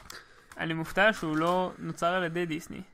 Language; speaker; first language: Hebrew; native; Hebrew